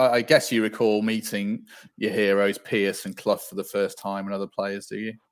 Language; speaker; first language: English; native; English